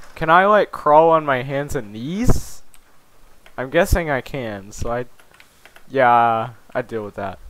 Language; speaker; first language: English; native; English